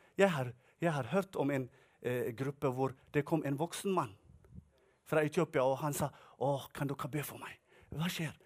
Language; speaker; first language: Norwegian; non-native, fluent; Tigrinya